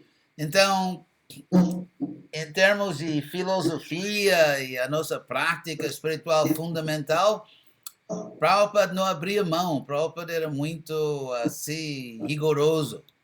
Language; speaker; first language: Portuguese; non-native, fluent; English